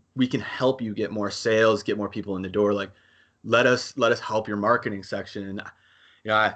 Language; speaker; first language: English; native; English